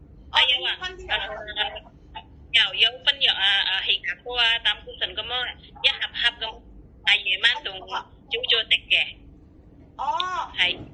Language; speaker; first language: Cantonese; non-native, learner; Indonesian